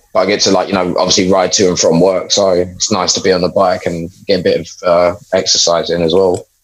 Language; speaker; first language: English; native; English